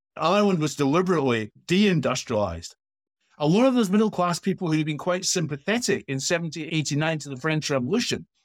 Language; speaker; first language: English; native; English